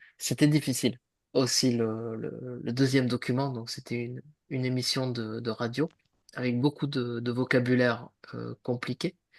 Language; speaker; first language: French; native; French